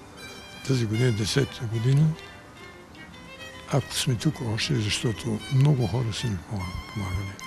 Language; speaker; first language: Bulgarian; early bilingual, heritage; Bulgarian